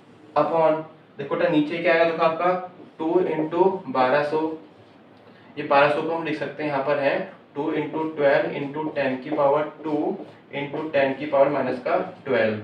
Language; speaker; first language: Hindi; native; Hindi